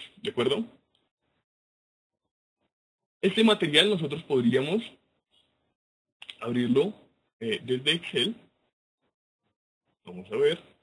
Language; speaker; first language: Spanish; native; Spanish